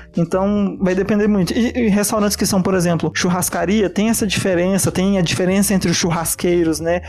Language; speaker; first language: Portuguese; native; Portuguese